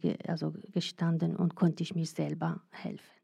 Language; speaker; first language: German; non-native, fluent; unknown